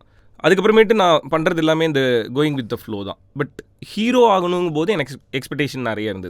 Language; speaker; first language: Tamil; native; Tamil